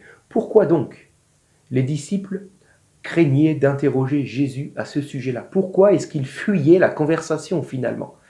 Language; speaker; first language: French; native; French